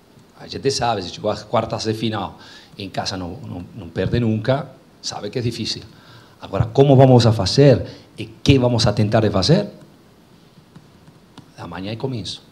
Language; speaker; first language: Portuguese; non-native, fluent; Spanish